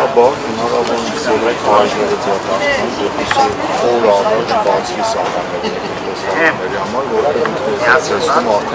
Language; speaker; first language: Armenian; native; Armenian